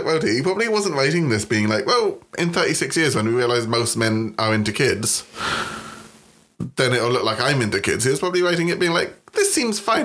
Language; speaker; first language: English; native; English